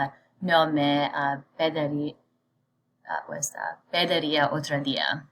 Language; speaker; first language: Spanish; non-native, learner; English